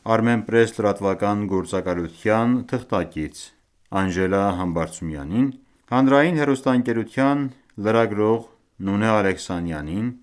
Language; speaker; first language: Armenian; native; Armenian